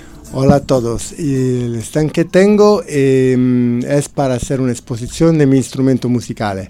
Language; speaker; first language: Spanish; non-native, fluent; Italian